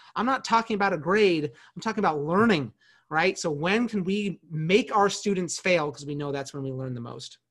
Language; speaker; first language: English; native; English